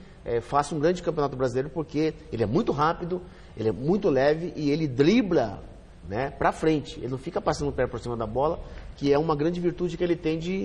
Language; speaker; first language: Portuguese; native; Portuguese